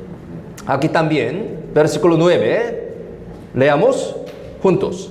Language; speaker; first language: Spanish; non-native, fluent; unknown